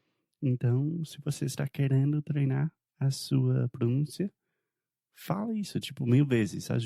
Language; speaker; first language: Portuguese; non-native, fluent; English